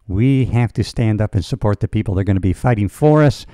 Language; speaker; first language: English; native; English